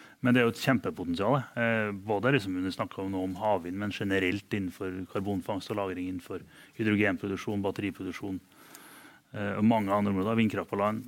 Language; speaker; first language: Norwegian; native; Norwegian